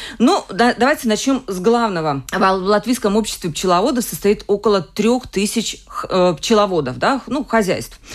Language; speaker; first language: Russian; native; Russian